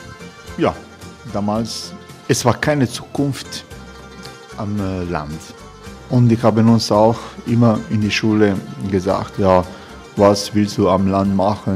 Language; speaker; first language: German; non-native, learner; Croatian